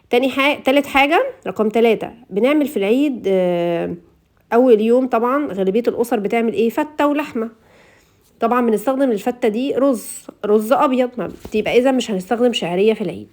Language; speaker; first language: Arabic; native; Arabic